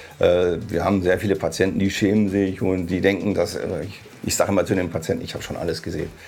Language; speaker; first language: German; native; German